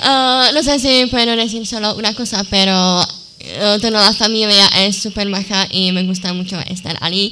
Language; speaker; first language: Spanish; non-native, learner; Czech